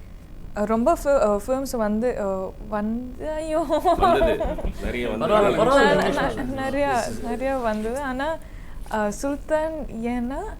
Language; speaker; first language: Tamil; non-native, learner; Kannada